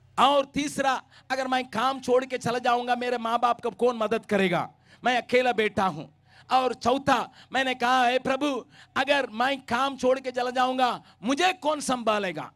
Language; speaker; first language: Hindi; non-native, local second language; Tamil